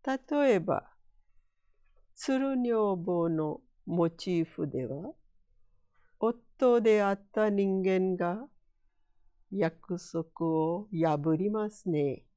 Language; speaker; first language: Japanese; non-native, fluent; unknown